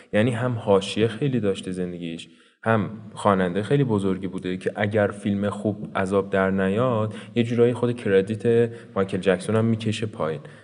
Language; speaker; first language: Persian; native; Persian